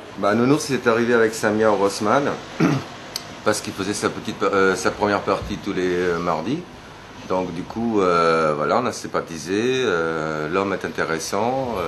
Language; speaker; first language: French; native; French